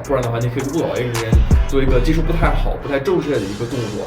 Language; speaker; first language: Chinese; non-native, fluent; English